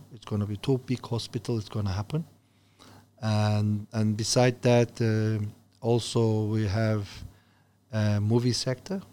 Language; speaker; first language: English; non-native, learner; Turkish